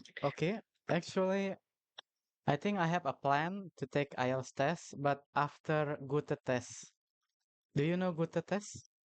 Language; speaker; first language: English; non-native, learner; Indonesian